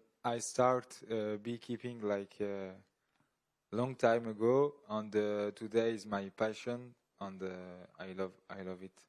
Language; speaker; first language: English; non-native, learner; French